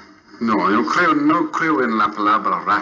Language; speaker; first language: Spanish; non-native, fluent; English